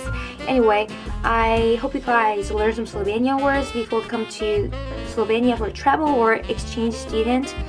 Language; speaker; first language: English; non-native, fluent; Korean